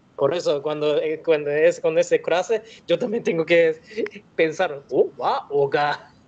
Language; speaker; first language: Spanish; non-native, learner; Japanese